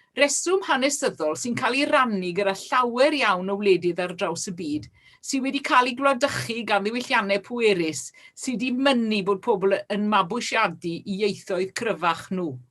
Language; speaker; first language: Welsh; native; Welsh